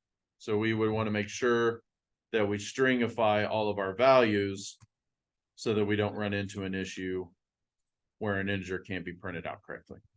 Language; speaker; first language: English; native; English